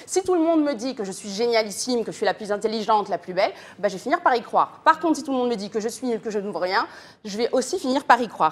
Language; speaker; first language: French; native; French